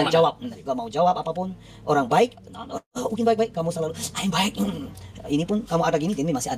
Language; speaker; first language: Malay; non-native, learner; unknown